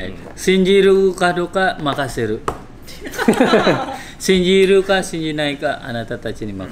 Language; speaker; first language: Japanese; non-native, learner; Indonesian